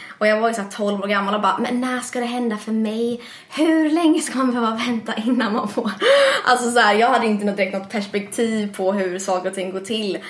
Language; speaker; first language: Swedish; early bilingual, other home language; English